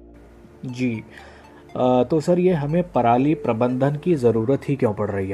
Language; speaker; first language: Hindi; native; Hindi